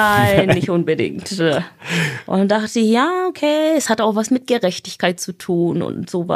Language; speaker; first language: German; non-native, fluent; Swahili